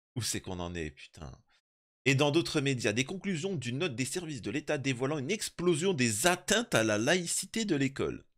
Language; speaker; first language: French; native; French